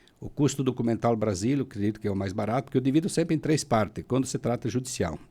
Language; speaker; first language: Portuguese; native; Portuguese